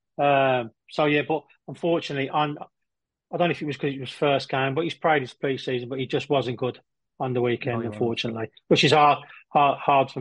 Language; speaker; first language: English; native; English